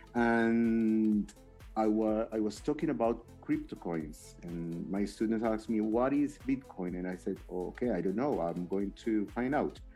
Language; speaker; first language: English; non-native, fluent; Spanish